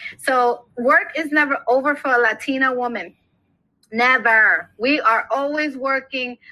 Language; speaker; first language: English; native; English